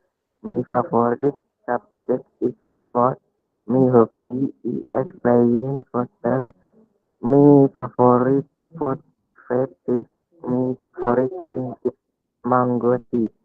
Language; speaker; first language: English; non-native, learner; Indonesian